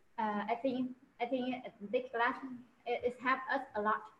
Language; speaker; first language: English; non-native, learner; Vietnamese